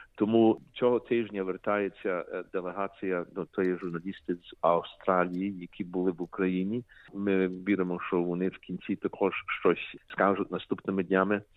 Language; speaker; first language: Ukrainian; early bilingual, heritage; Ukrainian